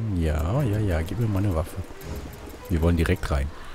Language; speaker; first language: German; native; German